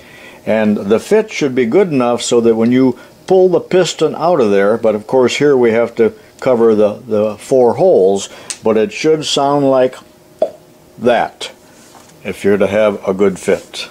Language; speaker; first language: English; native; English